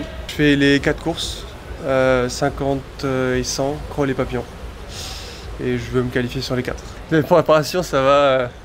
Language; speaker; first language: French; native; French